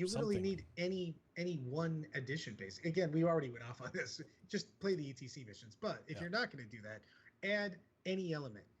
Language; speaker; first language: English; native; English